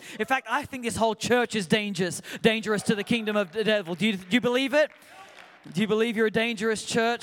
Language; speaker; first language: English; native; English